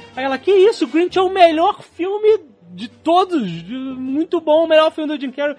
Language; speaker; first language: Portuguese; native; Portuguese